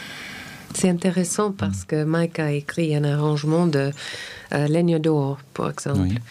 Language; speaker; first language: French; non-native, fluent; English